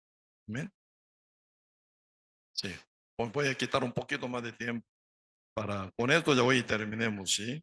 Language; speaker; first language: Spanish; non-native, learner; Korean